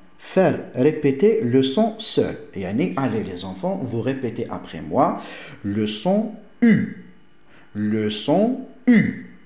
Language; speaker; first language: French; non-native, local second language; Arabic